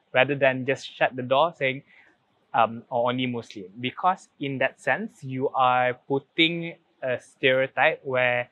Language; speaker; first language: English; non-native, local second language; Malay